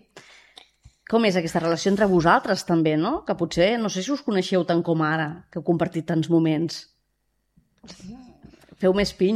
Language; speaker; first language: Catalan; native; Catalan